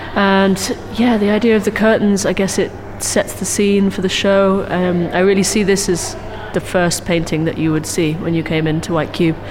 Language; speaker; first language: English; native; English